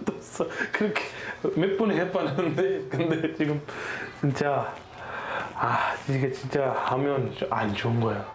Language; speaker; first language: Korean; non-native, learner; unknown